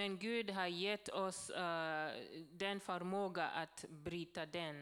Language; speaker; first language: Swedish; non-native, learner; Swahili